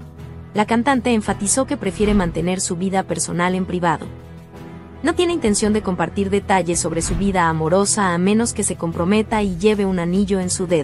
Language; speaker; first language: Spanish; native; Spanish